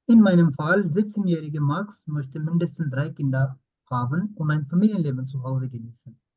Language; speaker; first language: German; non-native, fluent; Punjabi